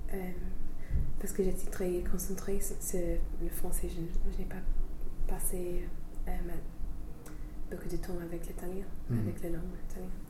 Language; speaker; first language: French; non-native, fluent; English